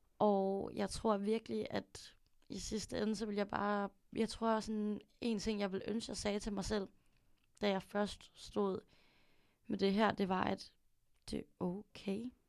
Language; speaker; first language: Danish; early bilingual, other home language; Filipino